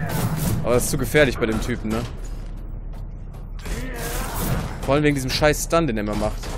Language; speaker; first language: German; native; German